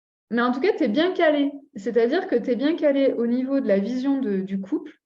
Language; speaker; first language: French; native; French